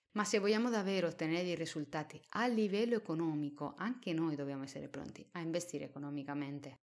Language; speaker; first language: Italian; non-native, fluent; Spanish